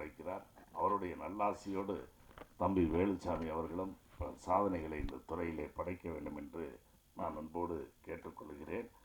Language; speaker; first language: Tamil; native; Tamil